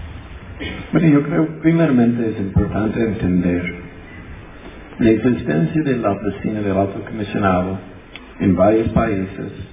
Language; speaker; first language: Spanish; non-native, fluent; English